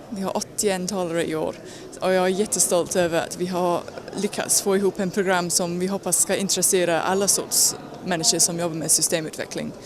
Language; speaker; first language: Swedish; non-native, fluent; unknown